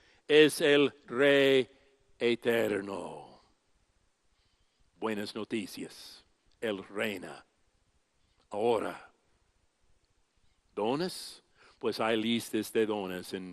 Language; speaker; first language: Spanish; non-native, fluent; English